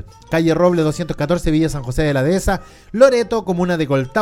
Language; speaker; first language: Spanish; native; Spanish